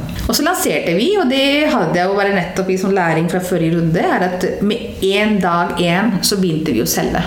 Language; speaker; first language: Norwegian; non-native, fluent; Hindi